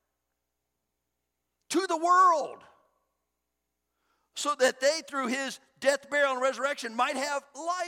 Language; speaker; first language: English; native; English